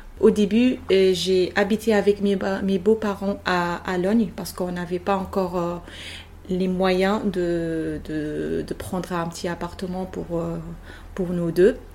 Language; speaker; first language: French; non-native, local second language; Arabic